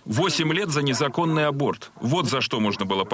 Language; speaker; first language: Russian; native; Russian